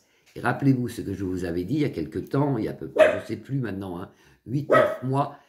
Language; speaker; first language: French; native; French